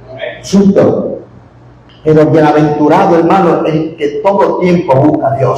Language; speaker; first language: Spanish; native; Spanish